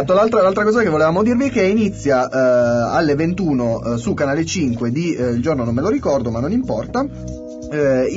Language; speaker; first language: Italian; native; Italian